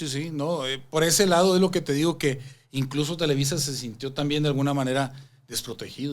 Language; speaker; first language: Spanish; native; Spanish